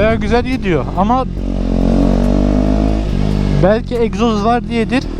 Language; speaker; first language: Turkish; early bilingual, heritage; Turkish